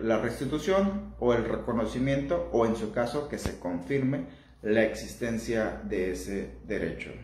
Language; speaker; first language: Spanish; native; Spanish